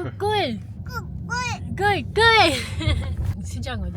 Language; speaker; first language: Korean; non-native, learner; German